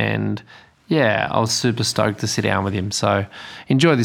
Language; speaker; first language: English; native; English